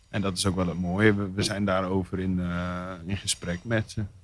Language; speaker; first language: Dutch; native; Dutch